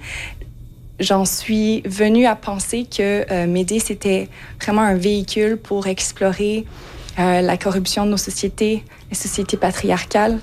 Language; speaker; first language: French; native; French